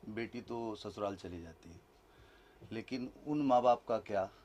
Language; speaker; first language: Hindi; native; Hindi